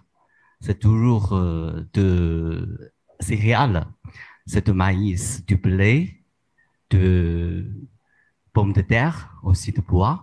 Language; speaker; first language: French; non-native, learner; Chinese